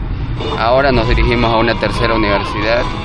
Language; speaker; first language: Spanish; native; Spanish